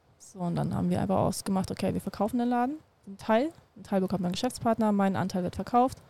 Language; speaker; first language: German; early bilingual, other home language; Russian